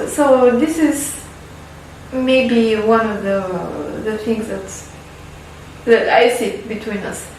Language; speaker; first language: English; non-native, fluent; Albanian